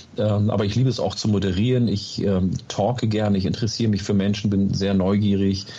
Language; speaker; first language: German; early bilingual, other home language; Oromo